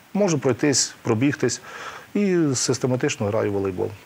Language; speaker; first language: Ukrainian; native; Ukrainian